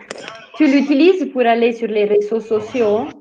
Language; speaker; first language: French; non-native, fluent; Italian